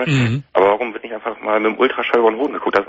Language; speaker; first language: German; native; German